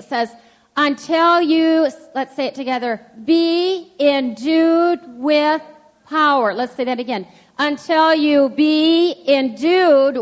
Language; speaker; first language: English; native; English